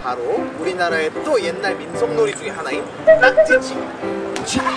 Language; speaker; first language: Korean; native; Korean